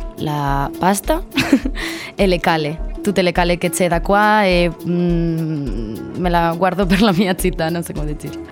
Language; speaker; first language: Italian; non-native, learner; Spanish